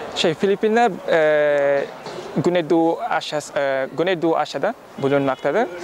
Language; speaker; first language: Turkish; non-native, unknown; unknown